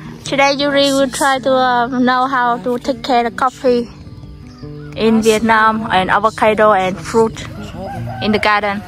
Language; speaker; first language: English; non-native, learner; Vietnamese